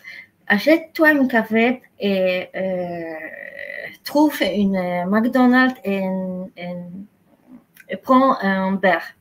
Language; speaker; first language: French; non-native, fluent; Polish